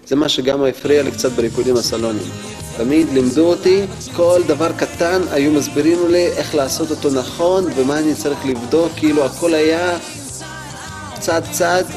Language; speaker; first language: Hebrew; non-native, fluent; Russian